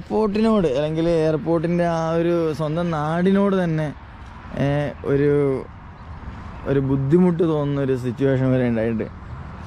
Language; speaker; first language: Malayalam; native; Malayalam